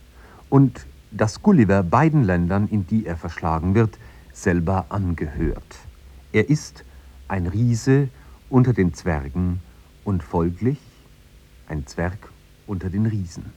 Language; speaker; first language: German; native; German